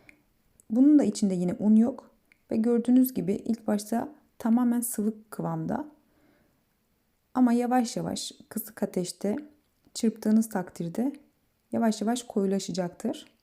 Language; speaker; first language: Turkish; native; Turkish